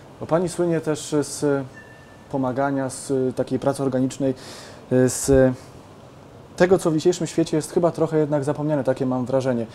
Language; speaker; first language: Polish; native; Polish